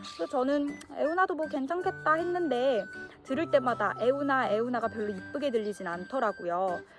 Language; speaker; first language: Korean; early bilingual, heritage; Korean